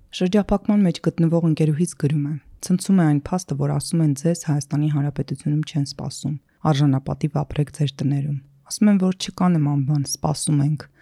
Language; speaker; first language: Armenian; native; Armenian